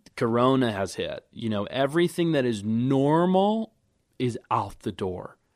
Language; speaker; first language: English; native; English